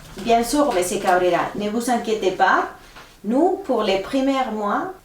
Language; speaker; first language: French; non-native, fluent; Spanish